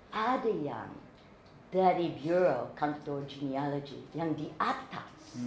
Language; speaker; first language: Indonesian; non-native, fluent; English